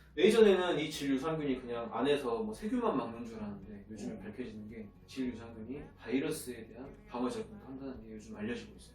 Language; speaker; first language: Korean; native; Korean